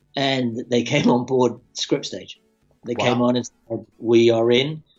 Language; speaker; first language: English; native; English